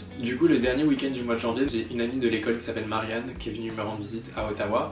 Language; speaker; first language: French; native; French